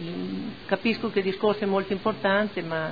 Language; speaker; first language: Italian; native; Italian